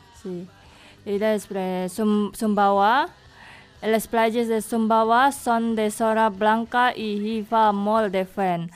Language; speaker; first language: Catalan; non-native, learner; Indonesian